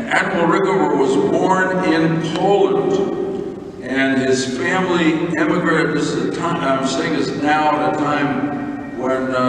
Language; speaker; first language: English; native; English